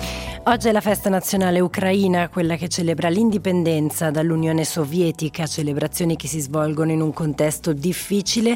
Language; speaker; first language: Italian; native; Italian